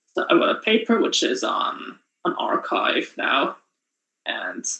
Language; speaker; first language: English; non-native, fluent; Japanese